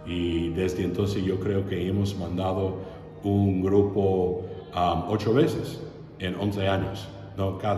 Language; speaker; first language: Spanish; non-native, fluent; English